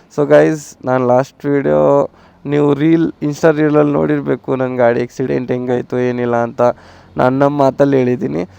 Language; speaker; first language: Kannada; non-native, local second language; Lambadi